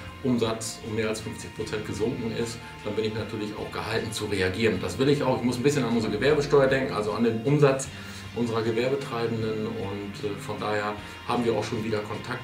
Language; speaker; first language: German; native; German